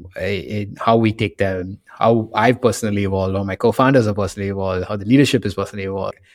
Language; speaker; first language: English; non-native, local second language; Tamil